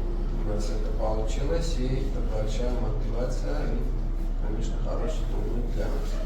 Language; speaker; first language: Russian; non-native, fluent; Armenian